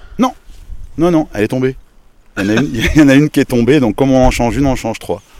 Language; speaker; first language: French; native; French